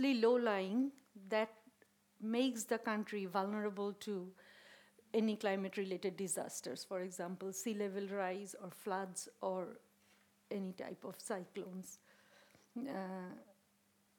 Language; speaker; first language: English; non-native, local second language; Bangla